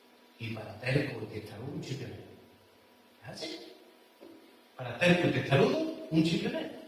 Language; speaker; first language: Spanish; native; Spanish